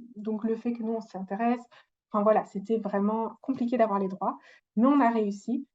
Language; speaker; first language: French; non-native, fluent; English